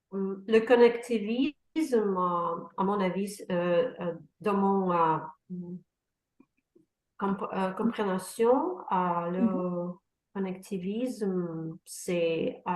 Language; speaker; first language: French; non-native, learner; Russian